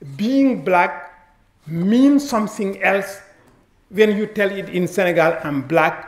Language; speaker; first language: English; non-native, fluent; Wolof